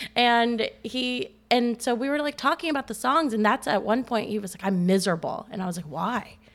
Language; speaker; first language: English; native; English